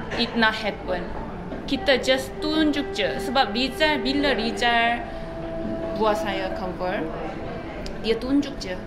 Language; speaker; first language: Malay; non-native, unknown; Korean